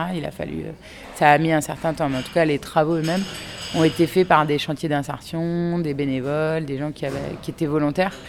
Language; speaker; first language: French; native; French